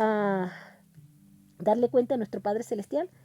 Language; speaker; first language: Spanish; native; Spanish